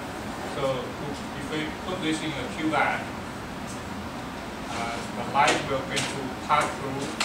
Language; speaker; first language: English; non-native, fluent; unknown